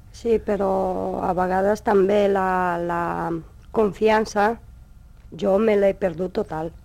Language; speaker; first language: Catalan; non-native, local second language; Spanish